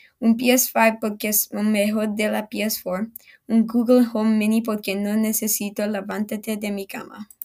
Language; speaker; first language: Spanish; non-native, learner; English